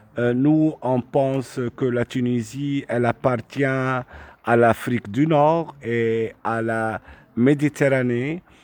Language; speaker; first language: French; non-native, local second language; Arabic